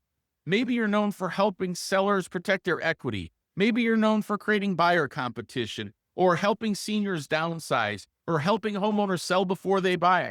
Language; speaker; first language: English; native; English